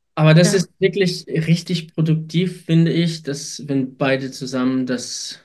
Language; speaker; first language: German; non-native, fluent; Ukrainian